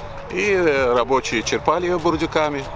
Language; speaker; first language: Russian; native; Russian